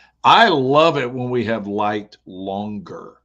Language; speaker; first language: English; native; English